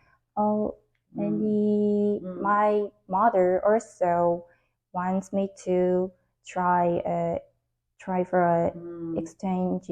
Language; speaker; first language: English; non-native, learner; Korean